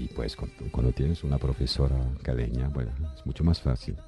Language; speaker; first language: Spanish; non-native, fluent; French